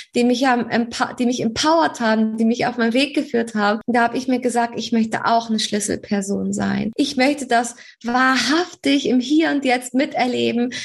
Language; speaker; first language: German; native; German